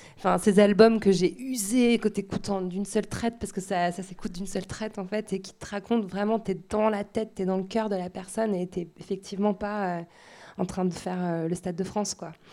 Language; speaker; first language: French; native; French